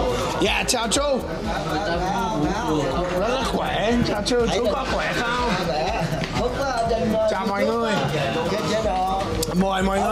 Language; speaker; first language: Vietnamese; non-native, fluent; English